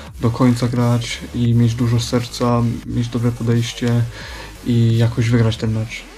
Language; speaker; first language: Polish; early bilingual, heritage; Polish